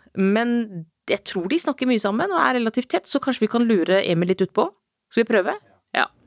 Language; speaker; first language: Norwegian; native; Norwegian